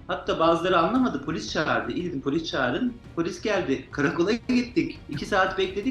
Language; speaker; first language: Turkish; native; Turkish